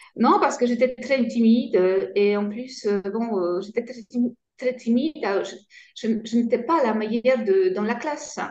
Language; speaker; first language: French; non-native, fluent; Polish